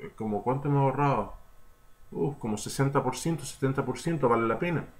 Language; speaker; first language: Spanish; early bilingual, heritage; Spanish